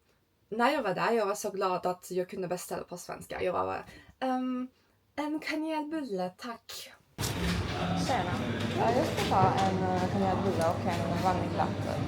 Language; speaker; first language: Swedish; non-native, learner; Turkish